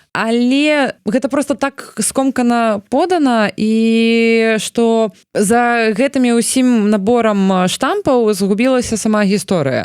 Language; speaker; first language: Belarusian; non-native, local second language; Russian